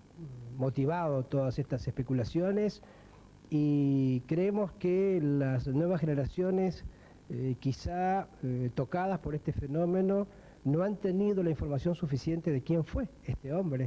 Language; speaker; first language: Spanish; native; Spanish